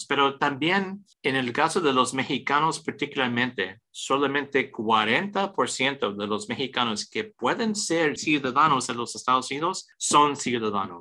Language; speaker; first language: Spanish; early bilingual, heritage; English